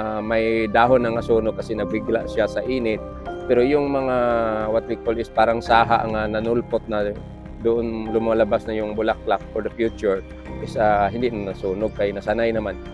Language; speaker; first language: Filipino; non-native, local second language; Cebuano